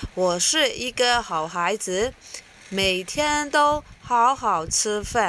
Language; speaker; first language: Chinese; non-native, fluent; Burmese